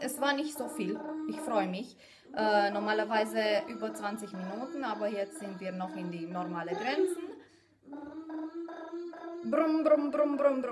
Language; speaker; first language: German; non-native, fluent; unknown